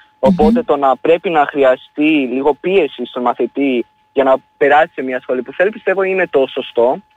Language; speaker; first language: Greek; early bilingual, other home language; Albanian